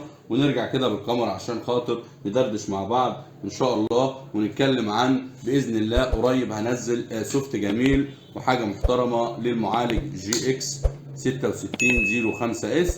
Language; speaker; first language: Arabic; native; Arabic